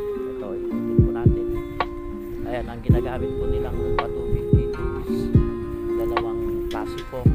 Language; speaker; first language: Filipino; non-native, local second language; Iloko